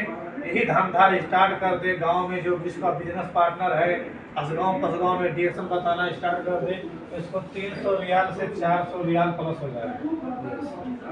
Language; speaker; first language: Hindi; non-native, learner; Nepali